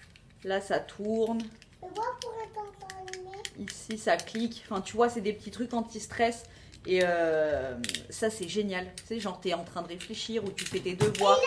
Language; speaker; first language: French; native; French